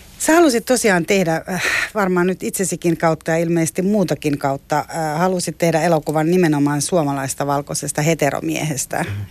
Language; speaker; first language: Finnish; native; Finnish